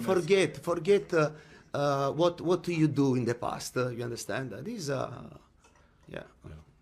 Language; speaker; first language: English; non-native, learner; Italian